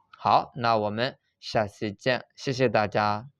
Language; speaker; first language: Chinese; non-native, fluent; Burmese